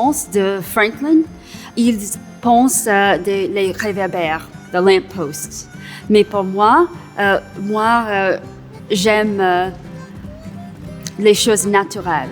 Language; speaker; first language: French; non-native, local second language; English